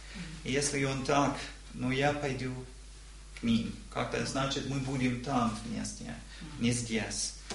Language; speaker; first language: Russian; non-native, learner; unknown